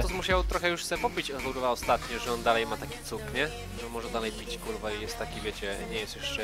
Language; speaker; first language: Polish; native; Polish